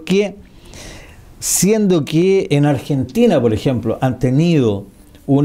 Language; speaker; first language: Spanish; native; Spanish